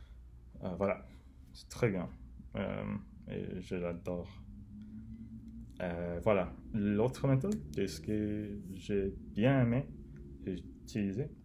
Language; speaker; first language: French; non-native, learner; English